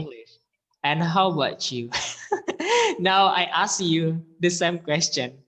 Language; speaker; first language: English; non-native, fluent; Indonesian